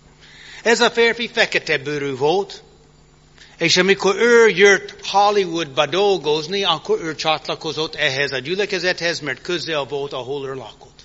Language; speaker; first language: Hungarian; early bilingual, heritage; English